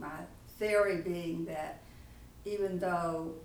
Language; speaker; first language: English; native; English